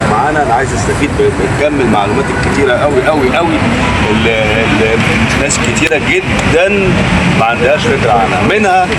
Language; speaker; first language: Arabic; native; Arabic